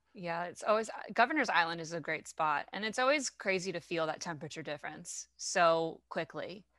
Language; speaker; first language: English; non-native, fluent; French